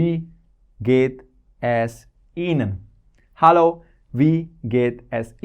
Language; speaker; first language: German; non-native, fluent; Hindi